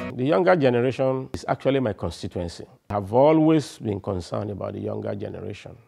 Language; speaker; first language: English; non-native, local second language; Yoruba